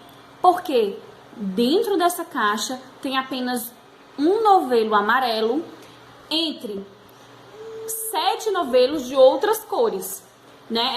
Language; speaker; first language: Portuguese; native; Portuguese